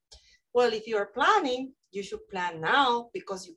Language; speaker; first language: English; non-native, fluent; Spanish